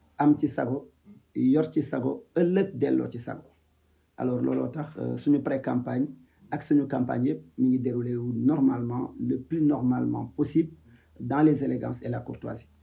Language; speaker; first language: Wolof; native; Wolof